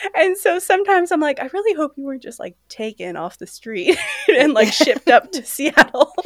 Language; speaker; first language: English; native; English